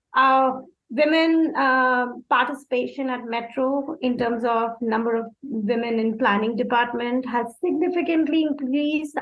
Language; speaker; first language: English; non-native, local second language; Hindi